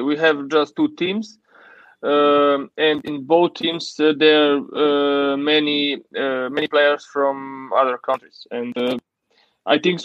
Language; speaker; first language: English; non-native, learner; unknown